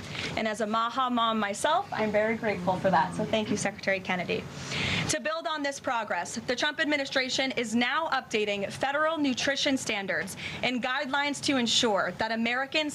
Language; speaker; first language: English; native; English